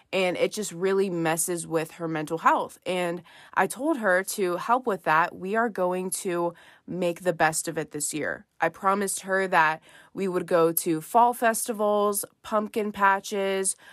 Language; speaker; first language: English; native; English